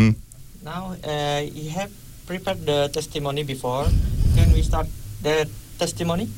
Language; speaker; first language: English; non-native, learner; Indonesian